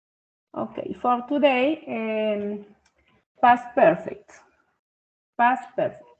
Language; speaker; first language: English; non-native, fluent; Spanish